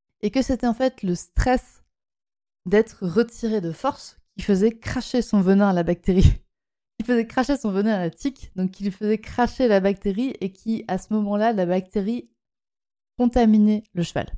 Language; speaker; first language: French; native; French